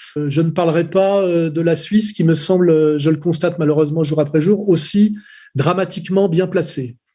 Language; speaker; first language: French; native; French